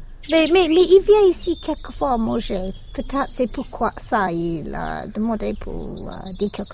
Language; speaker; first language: French; non-native, fluent; English